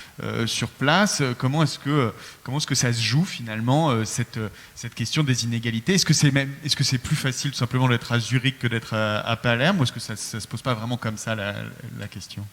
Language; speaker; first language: French; native; French